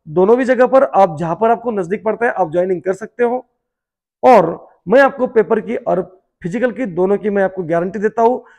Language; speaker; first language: Hindi; non-native, local second language; Marathi